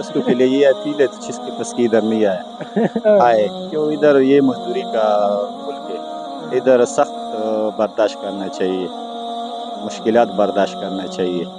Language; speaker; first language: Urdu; non-native, local second language; Pashto